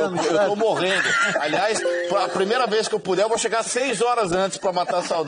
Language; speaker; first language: Portuguese; native; Portuguese